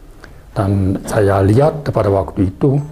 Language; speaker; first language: Indonesian; non-native, fluent; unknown